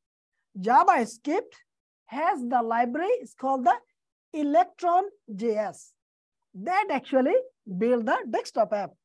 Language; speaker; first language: English; non-native, fluent; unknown